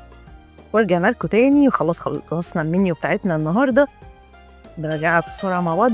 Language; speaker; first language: Arabic; native; Arabic